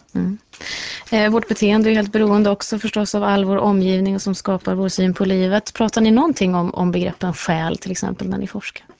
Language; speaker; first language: Swedish; native; Swedish